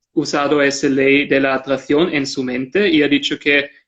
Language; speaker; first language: Spanish; non-native, fluent; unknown